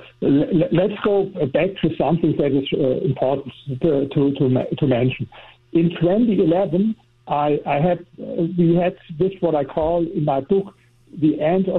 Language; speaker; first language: English; non-native, fluent; German